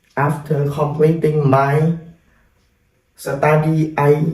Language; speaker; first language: English; non-native, learner; Thai